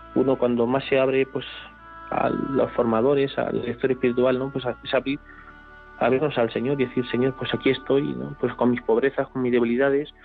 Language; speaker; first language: Spanish; native; Spanish